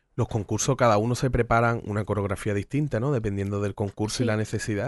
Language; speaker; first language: Spanish; native; Spanish